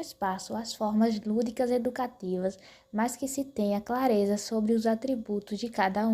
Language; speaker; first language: Portuguese; native; Portuguese